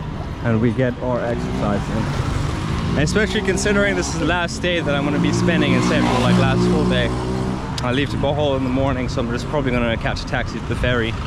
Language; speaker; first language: English; non-native, fluent; Finnish